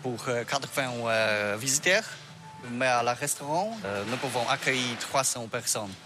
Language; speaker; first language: French; non-native, learner; Polish